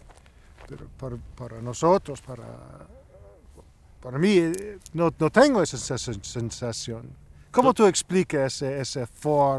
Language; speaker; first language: Spanish; non-native, learner; English